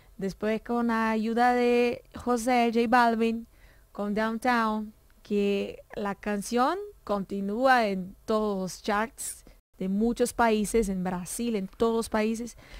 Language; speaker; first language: Spanish; non-native, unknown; Portuguese